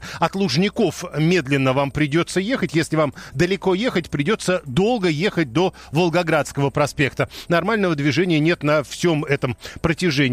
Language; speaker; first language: Russian; native; Russian